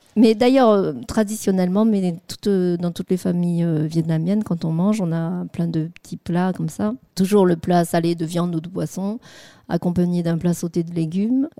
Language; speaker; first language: French; non-native, fluent; Vietnamese